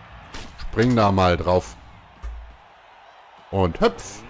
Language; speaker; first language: German; native; German